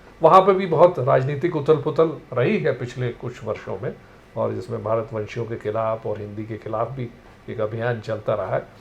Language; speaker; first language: Hindi; native; Hindi